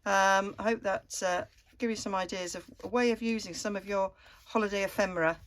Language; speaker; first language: English; native; English